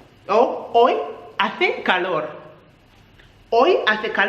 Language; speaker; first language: Spanish; non-native, fluent; English